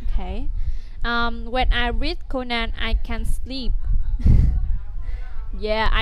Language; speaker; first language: English; non-native, fluent; Vietnamese